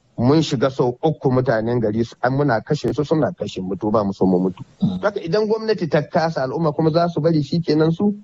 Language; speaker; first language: Hausa; native; Hausa